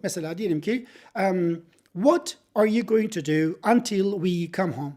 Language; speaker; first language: English; non-native, fluent; Turkish